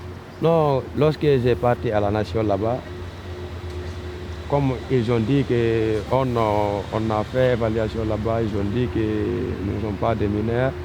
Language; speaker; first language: French; non-native, learner; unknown